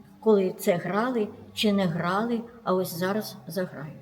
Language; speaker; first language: Ukrainian; non-native, local second language; Russian